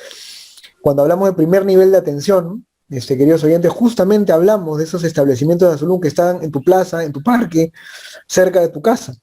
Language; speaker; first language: Spanish; native; Spanish